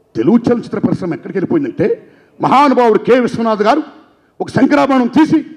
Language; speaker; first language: Telugu; native; Telugu